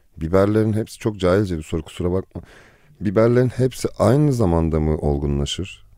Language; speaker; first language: Turkish; native; Turkish